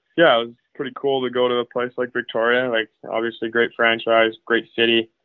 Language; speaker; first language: English; native; English